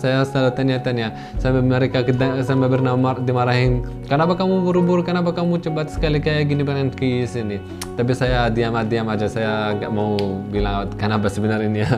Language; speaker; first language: Indonesian; non-native, fluent; Arabic